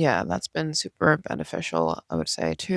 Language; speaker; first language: English; native; English